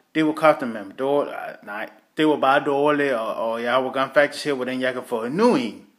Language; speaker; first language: Danish; non-native, fluent; English